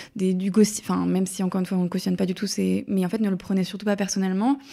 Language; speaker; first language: French; native; French